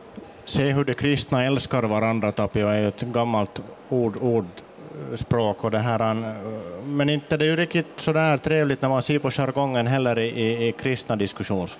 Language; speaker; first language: Swedish; native; Swedish